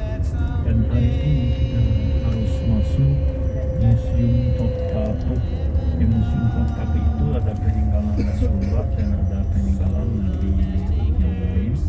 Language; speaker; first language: Indonesian; non-native, fluent; Turkish